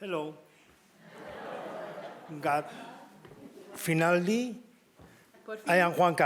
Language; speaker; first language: English; non-native, learner; Spanish